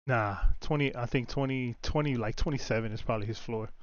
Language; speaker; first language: English; native; English